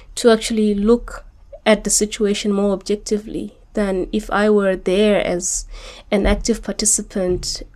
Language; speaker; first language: English; non-native, local second language; Shona